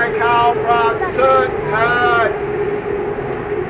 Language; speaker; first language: Thai; non-native, learner; English